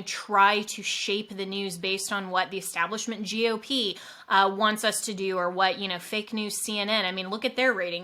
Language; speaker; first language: English; native; English